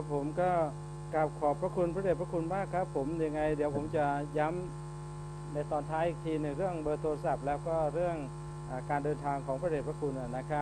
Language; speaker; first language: Thai; native; Thai